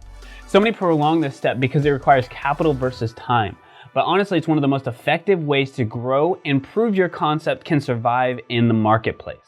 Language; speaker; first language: English; native; English